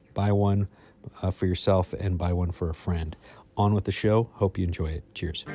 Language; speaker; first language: English; native; English